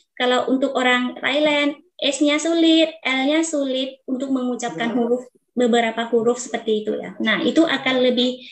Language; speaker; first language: Indonesian; non-native, fluent; Thai